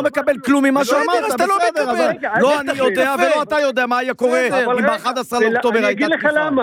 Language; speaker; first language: Hebrew; native; Hebrew